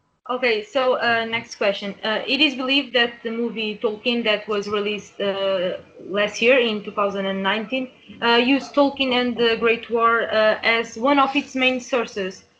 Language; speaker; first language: English; non-native, fluent; Portuguese